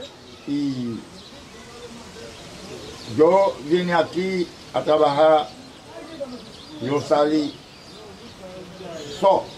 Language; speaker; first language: Spanish; non-native, learner; Haitian Creole